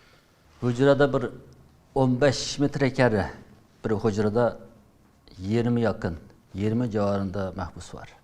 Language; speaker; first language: Turkish; non-native, learner; Uyghur